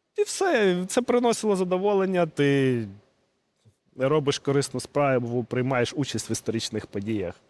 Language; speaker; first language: Ukrainian; non-native, local second language; Russian